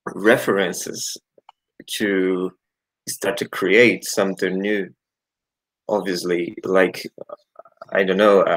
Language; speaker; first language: English; non-native, learner; Portuguese